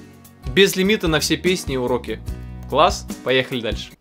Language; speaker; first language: Russian; native; Russian